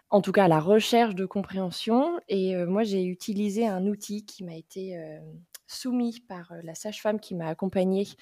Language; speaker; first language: French; native; French